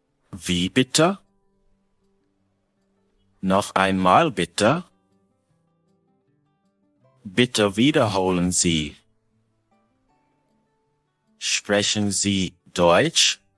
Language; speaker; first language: German; non-native, fluent; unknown